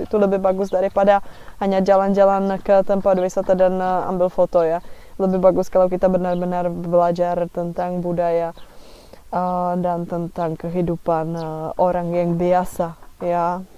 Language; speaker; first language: Indonesian; non-native, fluent; Czech